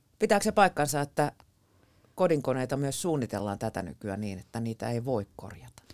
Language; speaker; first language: Finnish; native; Finnish